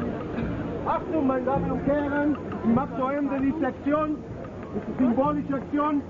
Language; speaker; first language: German; non-native, learner; Spanish